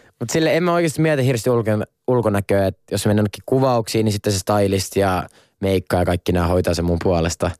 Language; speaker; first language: Finnish; non-native, local second language; Swedish